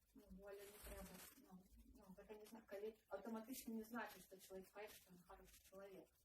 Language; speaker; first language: Belarusian; non-native, local second language; Russian